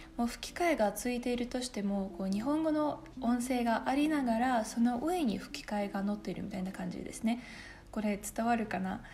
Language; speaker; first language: Japanese; non-native, fluent; Russian